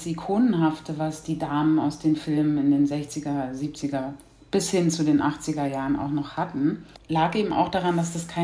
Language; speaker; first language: German; native; German